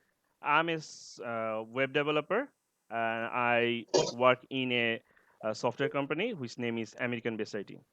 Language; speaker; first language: English; non-native, learner; Bangla